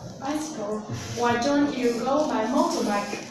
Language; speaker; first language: English; non-native, learner; Vietnamese